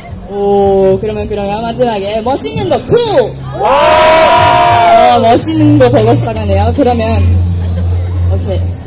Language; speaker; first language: Korean; non-native, fluent; Japanese